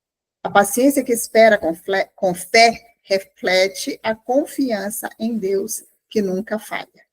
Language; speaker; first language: Portuguese; native; Portuguese